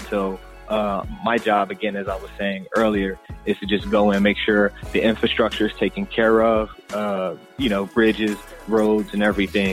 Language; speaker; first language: English; native; English